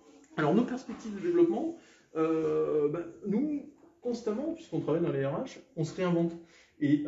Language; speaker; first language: French; native; French